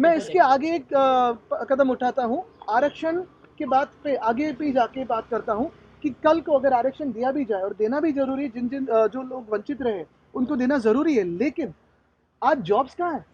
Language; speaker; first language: Hindi; non-native, local second language; Marathi